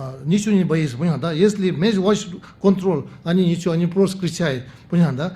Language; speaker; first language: Russian; non-native, learner; Tibetan